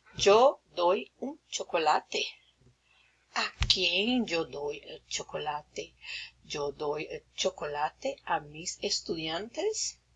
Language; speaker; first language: Spanish; non-native, fluent; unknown